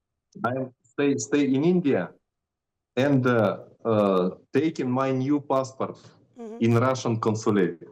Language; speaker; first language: English; non-native, learner; Russian